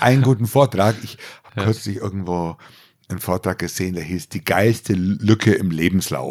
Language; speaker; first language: German; native; German